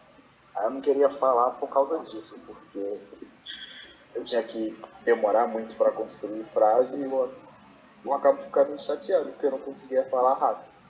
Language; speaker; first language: Portuguese; non-native, fluent; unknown